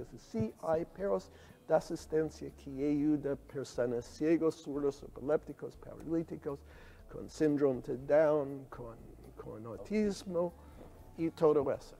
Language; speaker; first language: Spanish; non-native, learner; English